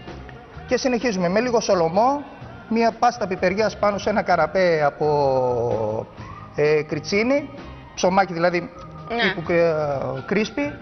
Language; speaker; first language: Greek; native; Greek